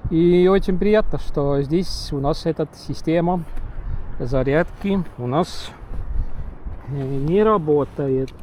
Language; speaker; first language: Russian; non-native, local second language; Estonian